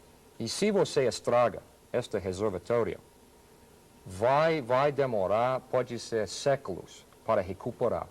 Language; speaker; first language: Portuguese; non-native, fluent; English